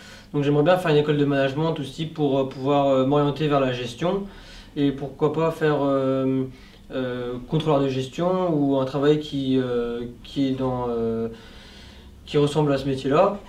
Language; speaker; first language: French; native; French